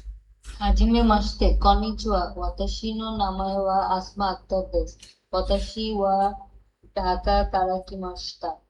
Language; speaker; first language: Japanese; non-native, learner; Bangla